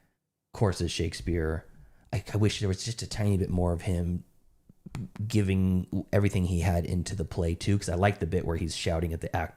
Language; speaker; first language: English; native; English